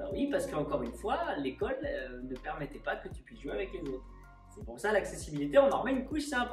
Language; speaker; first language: French; native; French